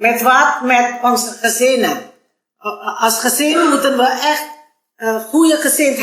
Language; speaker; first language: Dutch; non-native, learner; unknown